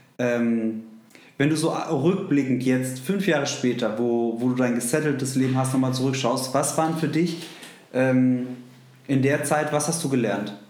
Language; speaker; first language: German; native; German